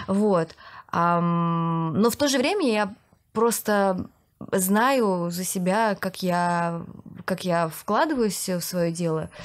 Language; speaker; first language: Russian; native; Russian